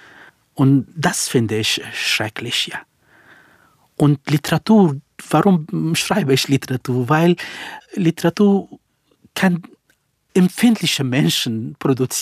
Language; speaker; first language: German; non-native, fluent; Central Kurdish